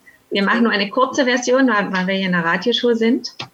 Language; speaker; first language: German; native; German